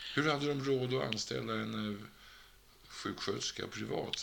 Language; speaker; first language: Swedish; native; Swedish